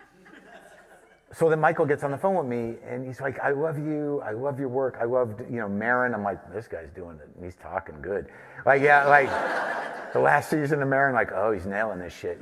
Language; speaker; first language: English; native; English